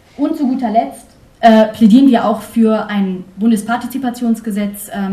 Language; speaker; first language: German; early bilingual, other home language; Persian